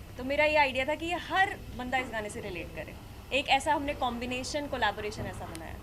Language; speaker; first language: Hindi; non-native, local second language; Punjabi